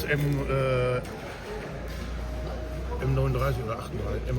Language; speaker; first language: German; non-native, learner; Polish